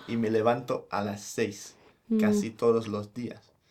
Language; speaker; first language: Spanish; non-native, fluent; English